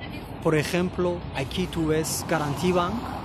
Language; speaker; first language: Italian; non-native, learner; Spanish